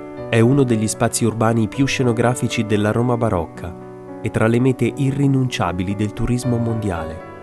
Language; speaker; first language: Italian; native; Italian